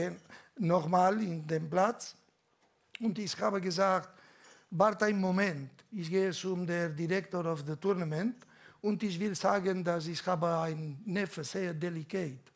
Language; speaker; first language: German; non-native, learner; Catalan